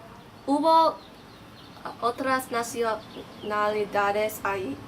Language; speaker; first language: Spanish; non-native, learner; English